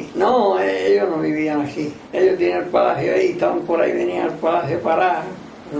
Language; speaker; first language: Spanish; native; Spanish